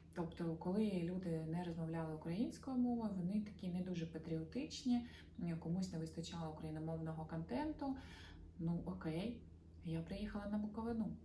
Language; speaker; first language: Ukrainian; non-native, local second language; Russian